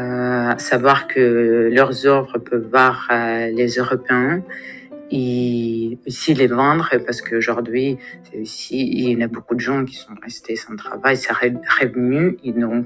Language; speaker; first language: French; non-native, fluent; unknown